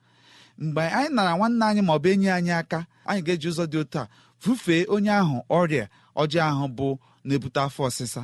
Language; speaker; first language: Igbo; native; Igbo